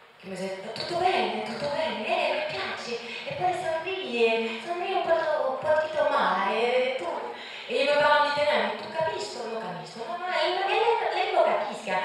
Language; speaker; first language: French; early bilingual, other home language; Spanish